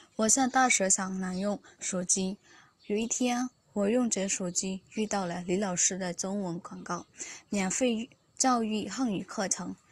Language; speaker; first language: Chinese; non-native, learner; Burmese